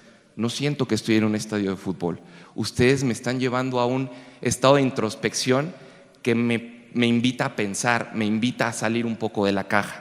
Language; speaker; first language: Spanish; native; Spanish